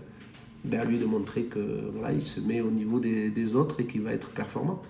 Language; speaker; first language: French; native; French